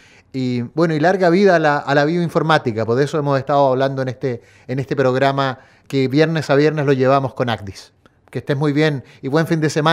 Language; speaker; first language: Spanish; native; Spanish